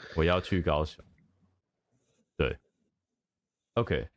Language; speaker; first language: Chinese; non-native, fluent; English